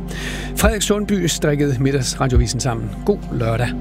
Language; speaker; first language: Danish; native; Danish